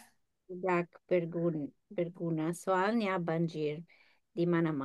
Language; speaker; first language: Indonesian; non-native, learner; English